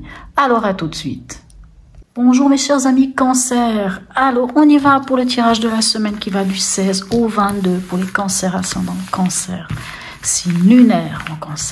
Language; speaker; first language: French; native; French